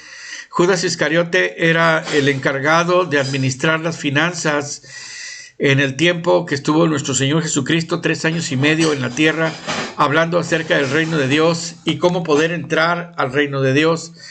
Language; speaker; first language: Spanish; native; Spanish